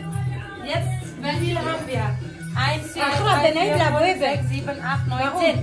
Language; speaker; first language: German; non-native, learner; Arabic